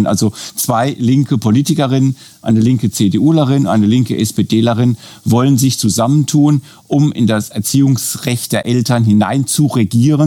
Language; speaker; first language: German; native; German